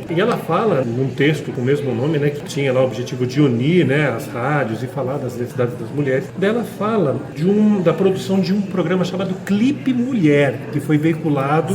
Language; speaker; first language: Portuguese; native; Portuguese